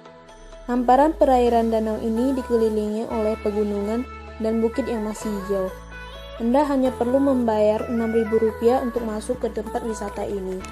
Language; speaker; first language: Indonesian; native; Indonesian